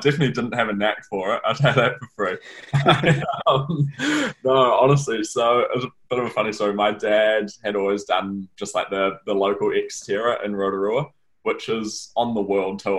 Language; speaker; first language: English; native; English